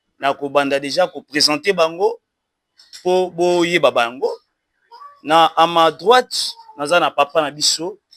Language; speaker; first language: Lingala; native; Lingala